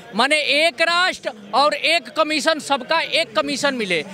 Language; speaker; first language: Hindi; native; Hindi